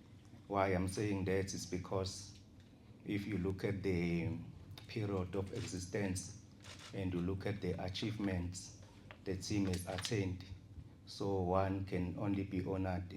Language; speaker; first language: English; non-native, local second language; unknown